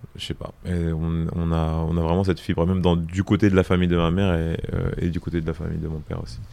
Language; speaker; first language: French; native; French